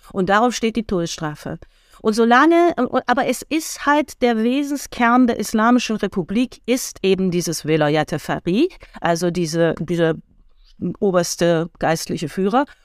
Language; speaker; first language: German; early bilingual, heritage; German